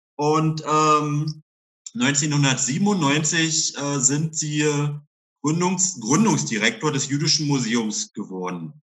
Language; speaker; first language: German; native; German